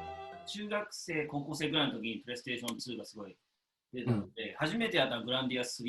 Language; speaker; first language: Japanese; native; Japanese